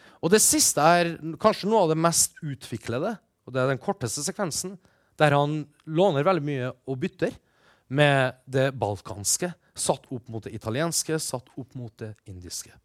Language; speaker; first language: Norwegian; early bilingual, other home language; Persian